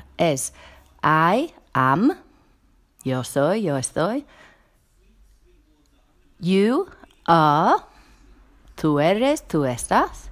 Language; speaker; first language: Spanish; non-native, fluent; English